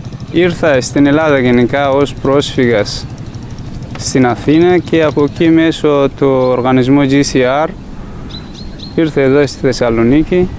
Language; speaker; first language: Greek; non-native, fluent; Persian